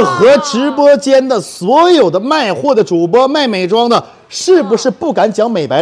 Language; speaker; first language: Chinese; native; Chinese